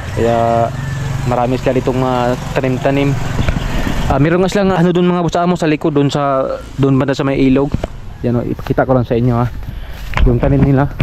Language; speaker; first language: Filipino; non-native, local second language; Cebuano